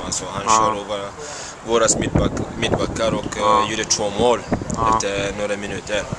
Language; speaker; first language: Swedish; non-native, fluent; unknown